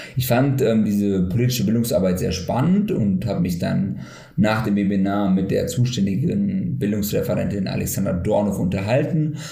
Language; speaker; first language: German; native; German